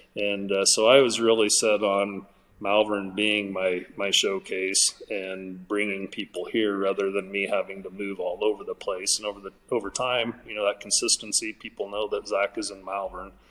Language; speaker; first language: English; native; English